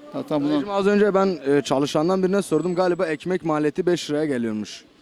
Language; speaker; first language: Turkish; native; Turkish